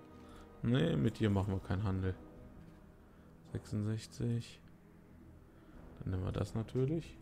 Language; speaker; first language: German; native; German